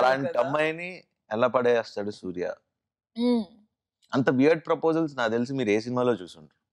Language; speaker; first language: Telugu; native; Telugu